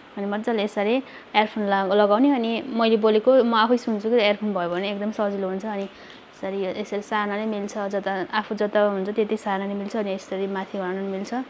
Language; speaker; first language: Nepali; native; Nepali